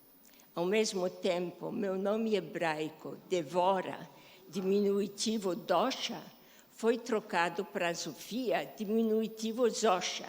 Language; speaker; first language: Portuguese; non-native, fluent; Polish